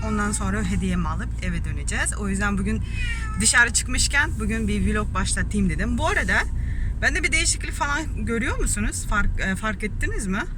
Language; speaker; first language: Turkish; non-native, fluent; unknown